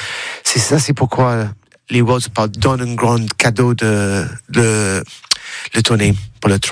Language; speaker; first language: French; non-native, learner; English